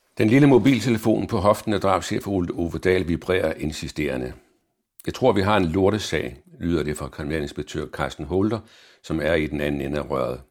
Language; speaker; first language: Danish; native; Danish